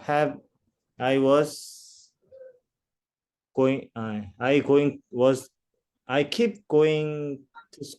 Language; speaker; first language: English; non-native, learner; Korean